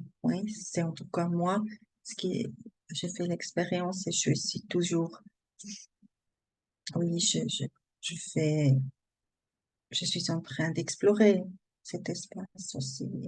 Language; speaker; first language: French; non-native, learner; German